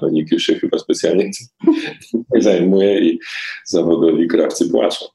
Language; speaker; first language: Polish; native; Polish